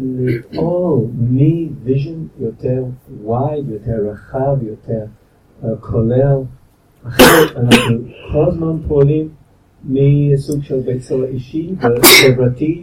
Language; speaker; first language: Hebrew; non-native, fluent; English